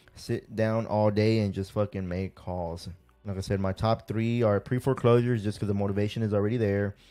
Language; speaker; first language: English; early bilingual, other home language; Spanish